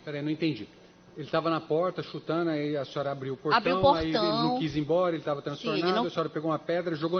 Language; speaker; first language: Portuguese; native; Portuguese